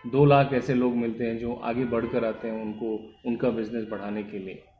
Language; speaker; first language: Hindi; non-native, local second language; Bangla